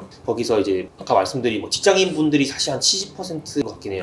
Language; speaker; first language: Korean; native; Korean